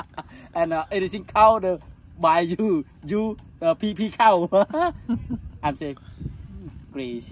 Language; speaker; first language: English; non-native, learner; Khmer